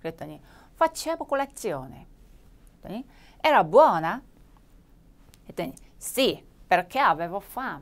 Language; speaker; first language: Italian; non-native, fluent; Korean